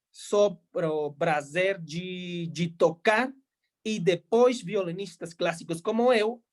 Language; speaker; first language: Portuguese; non-native, fluent; Spanish